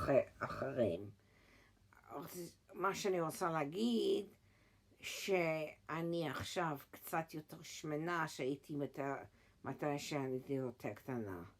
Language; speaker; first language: Hebrew; early bilingual, heritage; English